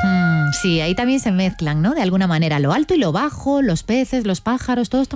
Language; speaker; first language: Spanish; native; Spanish